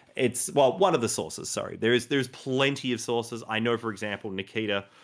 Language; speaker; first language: English; native; English